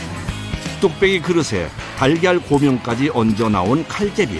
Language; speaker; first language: Korean; native; Korean